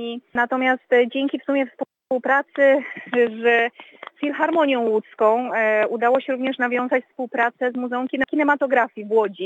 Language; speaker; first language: Polish; native; Polish